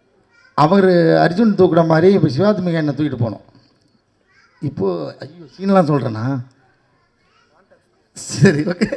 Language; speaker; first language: Tamil; native; Tamil